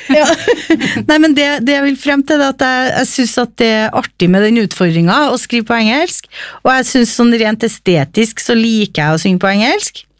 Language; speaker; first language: Norwegian; native; Norwegian